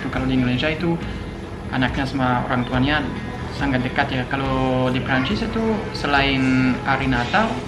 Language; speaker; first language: Indonesian; non-native, fluent; French